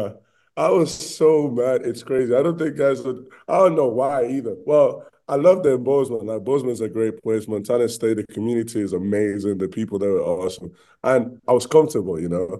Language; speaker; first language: English; native; English